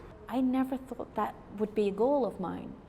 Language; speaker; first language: English; non-native, fluent; Dutch